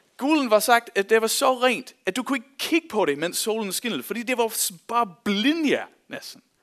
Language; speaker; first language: Danish; non-native, fluent; English